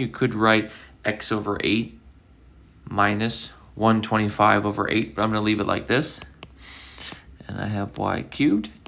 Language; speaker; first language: English; native; English